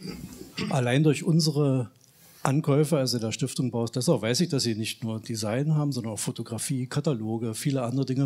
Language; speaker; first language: German; native; German